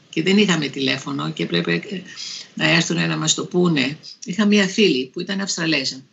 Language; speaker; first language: Greek; native; Greek